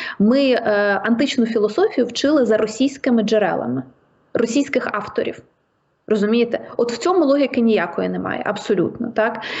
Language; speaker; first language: Ukrainian; native; Ukrainian